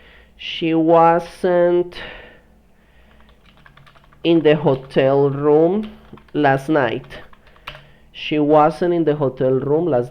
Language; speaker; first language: English; non-native, fluent; Spanish